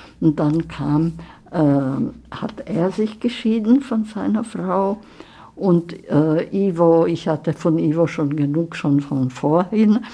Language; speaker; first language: German; early bilingual, heritage; German